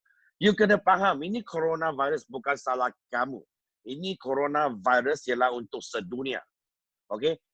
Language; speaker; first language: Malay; non-native, local second language; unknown